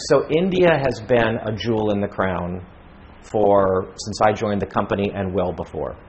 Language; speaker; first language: English; native; English